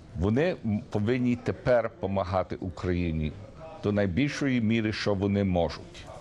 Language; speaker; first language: Ukrainian; early bilingual, heritage; Ukrainian